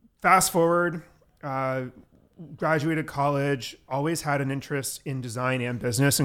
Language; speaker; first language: English; native; English